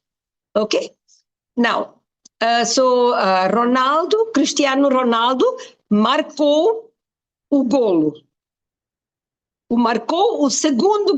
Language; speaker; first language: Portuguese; non-native, fluent; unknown